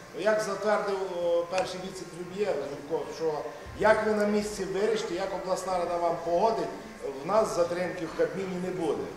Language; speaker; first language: Ukrainian; native; Ukrainian